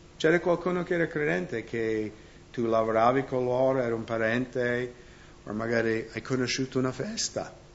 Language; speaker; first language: Italian; non-native, fluent; English